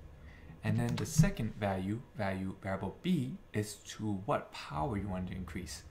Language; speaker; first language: English; native; English